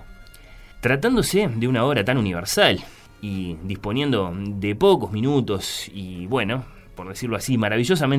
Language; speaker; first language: Spanish; native; Spanish